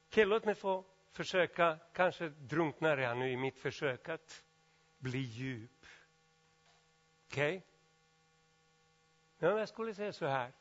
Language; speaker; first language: Swedish; non-native, fluent; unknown